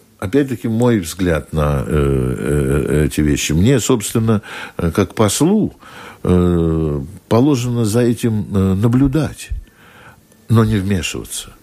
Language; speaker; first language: Russian; native; Russian